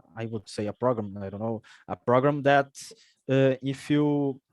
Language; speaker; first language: English; non-native, learner; Portuguese